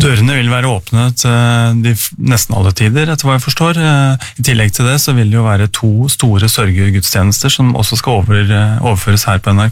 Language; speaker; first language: Norwegian; native; Norwegian